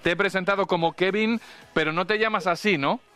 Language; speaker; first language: Spanish; native; Spanish